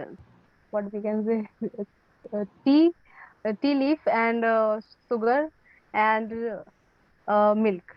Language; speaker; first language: English; non-native, learner; Hindi